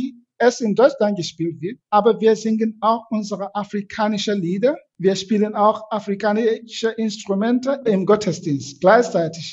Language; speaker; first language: German; non-native, fluent; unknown